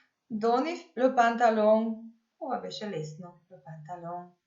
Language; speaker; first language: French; non-native, fluent; Macedonian